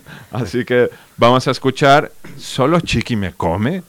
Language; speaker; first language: Spanish; native; Spanish